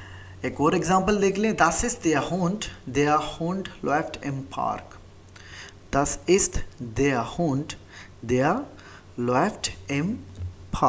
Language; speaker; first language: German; non-native, fluent; Hindi